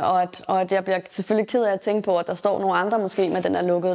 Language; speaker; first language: Danish; native; Danish